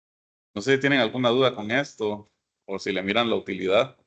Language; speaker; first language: Spanish; native; Spanish